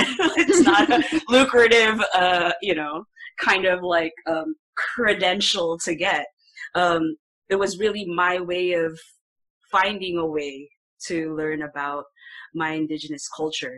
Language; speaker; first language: English; non-native, local second language; Filipino